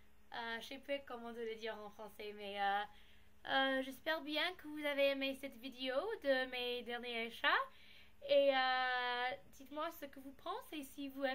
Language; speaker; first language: French; non-native, learner; English